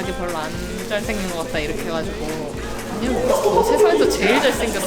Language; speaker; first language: Korean; native; Korean